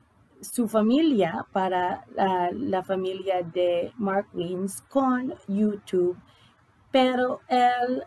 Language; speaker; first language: Spanish; non-native, learner; English